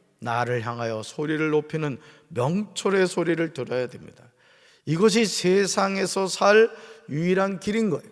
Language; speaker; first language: Korean; native; Korean